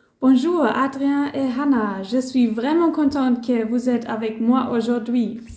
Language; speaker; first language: French; non-native, learner; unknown